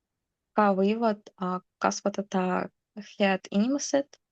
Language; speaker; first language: Estonian; non-native, local second language; Russian